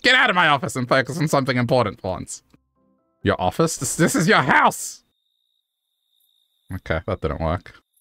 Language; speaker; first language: English; native; English